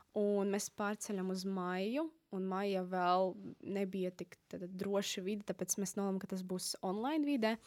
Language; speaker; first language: Latvian; non-native, local second language; Russian